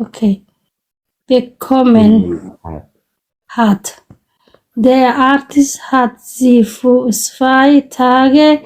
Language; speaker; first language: German; non-native, learner; Somali